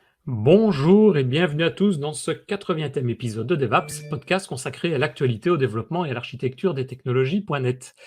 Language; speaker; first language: French; native; French